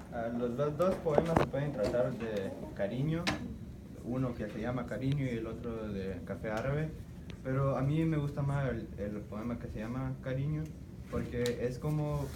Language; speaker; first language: Spanish; early bilingual, heritage; Spanish